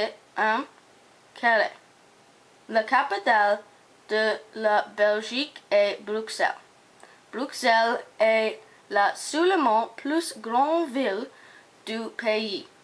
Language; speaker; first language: French; non-native, learner; English